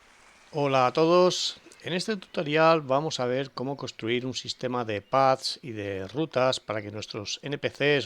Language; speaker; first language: Spanish; native; Spanish